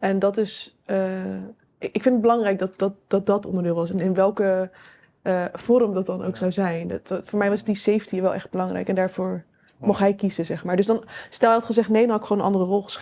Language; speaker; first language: Dutch; native; Dutch